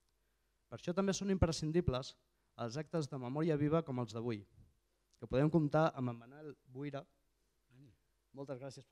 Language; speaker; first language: Catalan; native; Catalan